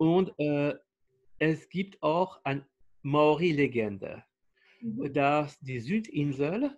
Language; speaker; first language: German; non-native, fluent; French